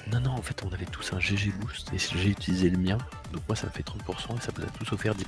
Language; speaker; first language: French; native; French